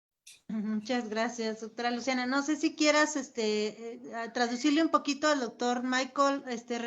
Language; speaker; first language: Spanish; native; Spanish